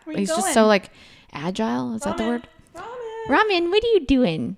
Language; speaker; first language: English; native; English